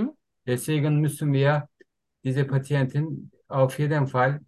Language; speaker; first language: German; non-native, learner; Turkish